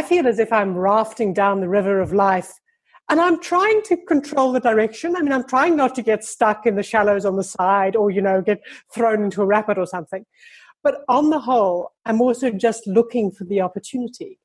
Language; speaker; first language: English; native; English